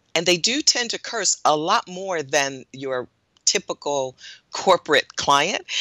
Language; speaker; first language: English; native; English